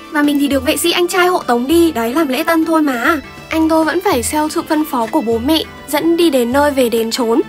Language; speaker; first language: Vietnamese; early bilingual, heritage; Vietnamese